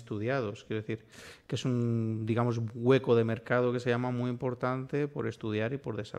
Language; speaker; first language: Spanish; native; Spanish